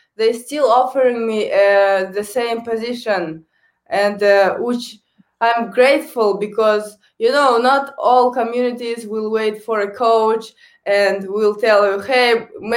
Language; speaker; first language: English; non-native, learner; Kazakh